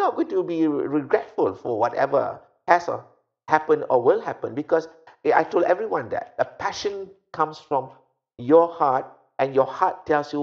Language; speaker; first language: English; non-native, local second language; Malay